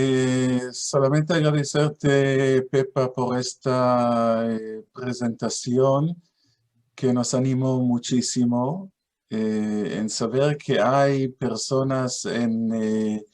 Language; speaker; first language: Spanish; non-native, fluent; Hebrew